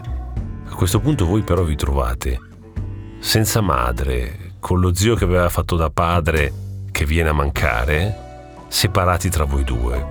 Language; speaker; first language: Italian; native; Italian